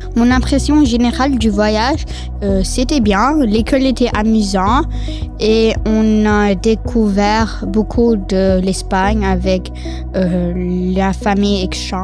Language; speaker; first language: French; non-native, local second language; English